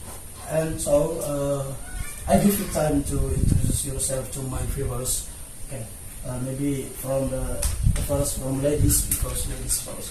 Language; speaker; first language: English; non-native, learner; Indonesian